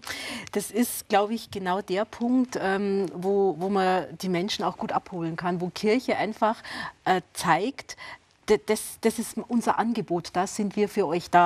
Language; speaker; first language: German; native; German